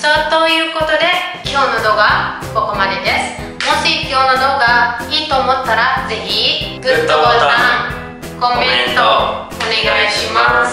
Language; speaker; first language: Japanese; non-native, fluent; Indonesian